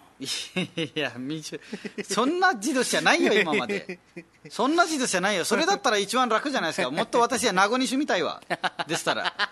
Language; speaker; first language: Japanese; non-native, fluent; Nepali